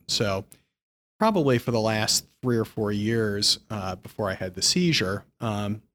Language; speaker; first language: English; native; English